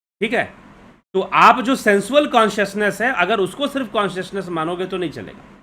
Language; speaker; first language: Hindi; native; Hindi